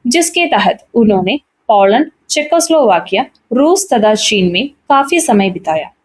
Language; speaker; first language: Hindi; non-native, local second language; Malayalam